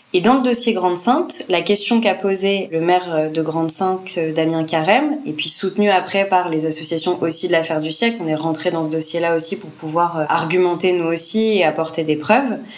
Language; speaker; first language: French; native; French